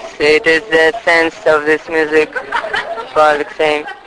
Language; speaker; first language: English; non-native, fluent; Russian